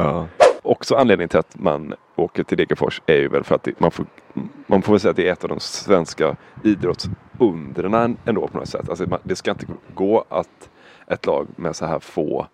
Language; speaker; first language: Swedish; native; Swedish